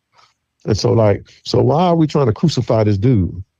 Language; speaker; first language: English; native; English